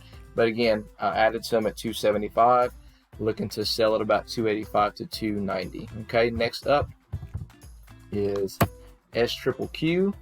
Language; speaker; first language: English; native; English